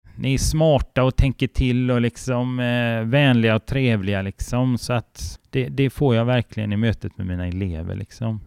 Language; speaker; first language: Swedish; native; Swedish